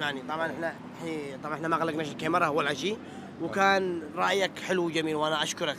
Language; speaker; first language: Arabic; native; Arabic